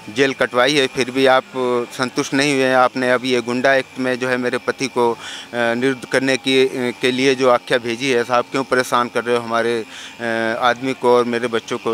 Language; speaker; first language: Hindi; native; Hindi